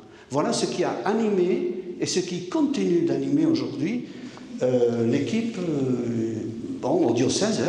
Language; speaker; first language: French; native; French